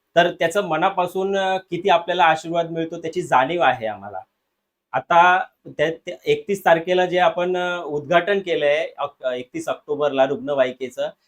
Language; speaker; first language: Marathi; non-native, local second language; Hindi